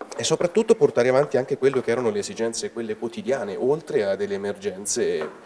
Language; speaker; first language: Italian; native; Italian